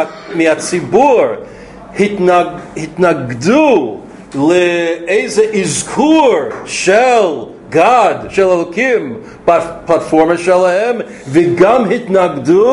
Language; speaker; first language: Hebrew; non-native, fluent; English